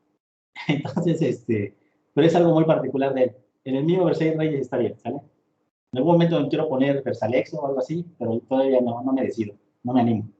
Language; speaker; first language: Spanish; native; Spanish